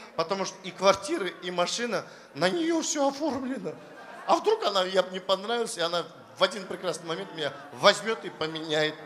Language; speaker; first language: Russian; non-native, local second language; Kazakh